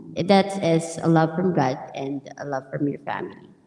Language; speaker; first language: English; non-native, local second language; Filipino